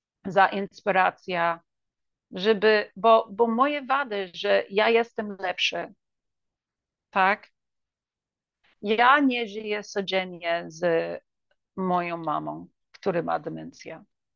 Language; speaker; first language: Polish; early bilingual, heritage; English